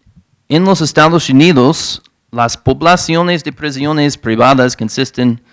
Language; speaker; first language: Spanish; non-native, fluent; English